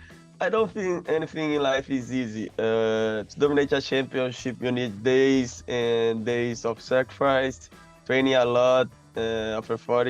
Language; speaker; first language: English; non-native, learner; Portuguese